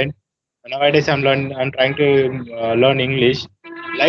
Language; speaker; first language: English; non-native, learner; Telugu